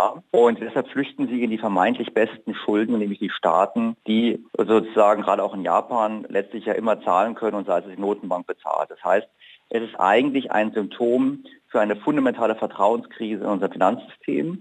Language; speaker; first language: German; native; German